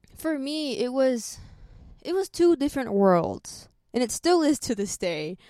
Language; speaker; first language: English; native; English